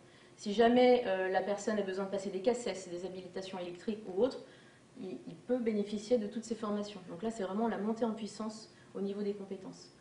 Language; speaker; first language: French; native; French